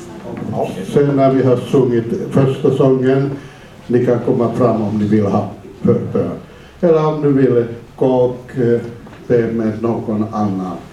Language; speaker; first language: Swedish; non-native, fluent; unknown